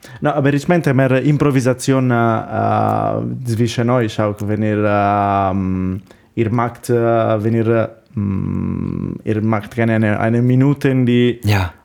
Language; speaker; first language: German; non-native, learner; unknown